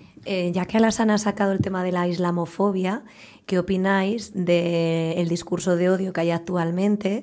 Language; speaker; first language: Spanish; native; Spanish